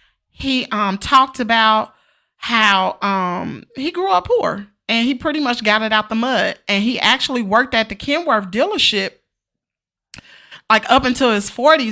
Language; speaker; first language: English; native; English